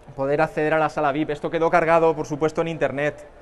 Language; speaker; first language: Spanish; native; Spanish